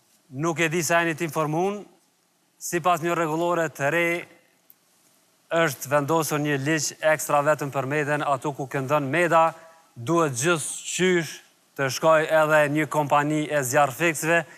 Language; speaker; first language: Albanian; native; Albanian